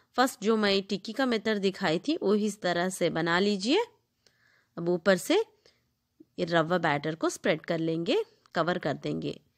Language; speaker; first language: Hindi; non-native, local second language; Telugu